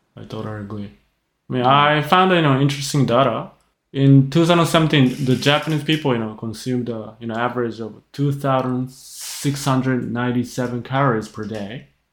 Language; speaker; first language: English; non-native, fluent; Japanese